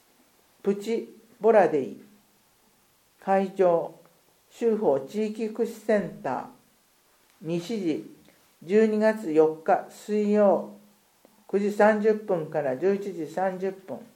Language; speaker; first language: Japanese; native; Japanese